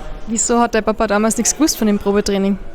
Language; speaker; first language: German; native; German